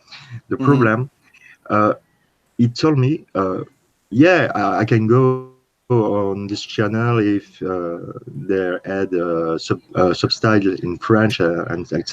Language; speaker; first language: English; non-native, learner; French